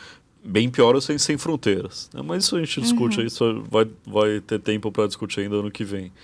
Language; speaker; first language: Portuguese; native; Portuguese